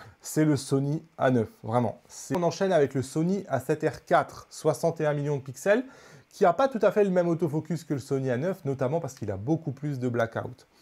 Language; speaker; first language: French; native; French